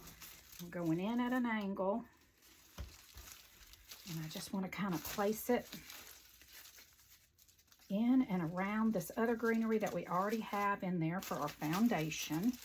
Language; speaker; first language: English; native; English